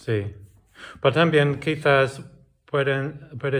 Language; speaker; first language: Spanish; non-native, learner; English